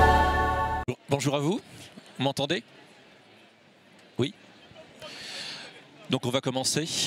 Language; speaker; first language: French; native; French